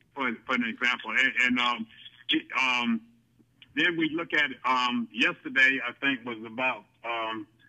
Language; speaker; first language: English; native; English